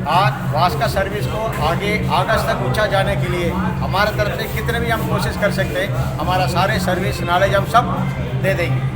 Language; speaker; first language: Hindi; non-native, local second language; Tamil